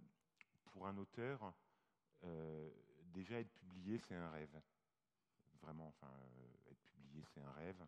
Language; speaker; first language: French; native; French